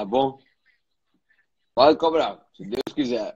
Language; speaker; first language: Portuguese; native; Portuguese